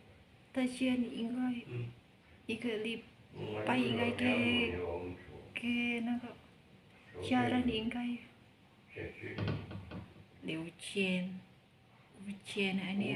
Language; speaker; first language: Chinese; non-native, learner; Indonesian